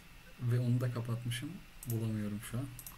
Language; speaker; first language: Turkish; native; Turkish